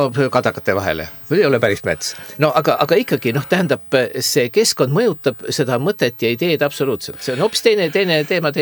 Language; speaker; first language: Estonian; native; Estonian